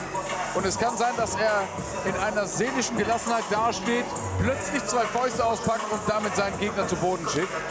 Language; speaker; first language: German; native; German